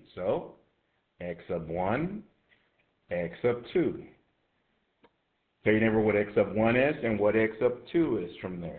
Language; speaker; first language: English; native; English